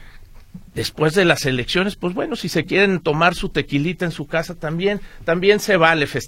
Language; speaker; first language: Spanish; native; Spanish